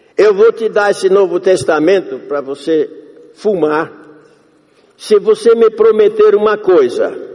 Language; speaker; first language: Portuguese; non-native, fluent; English